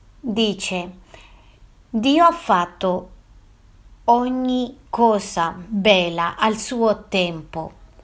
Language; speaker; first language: Italian; non-native, fluent; Spanish